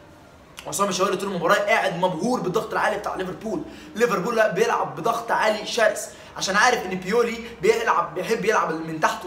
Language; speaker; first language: Arabic; native; Arabic